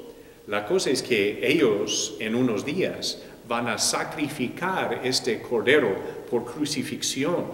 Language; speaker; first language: Spanish; non-native, fluent; English